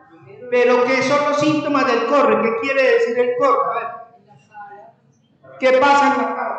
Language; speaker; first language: Spanish; native; Spanish